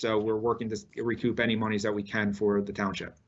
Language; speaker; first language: English; native; English